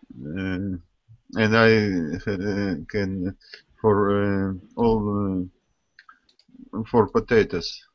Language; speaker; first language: English; non-native, learner; Russian